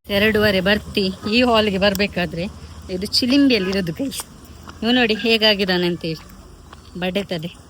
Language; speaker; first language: Kannada; native; Kannada